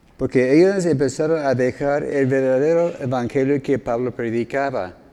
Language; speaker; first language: Spanish; non-native, fluent; English